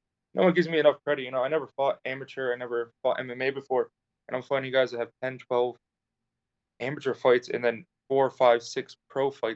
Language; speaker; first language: English; native; English